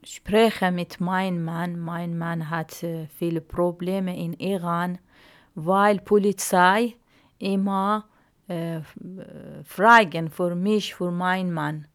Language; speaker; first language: German; non-native, learner; Arabic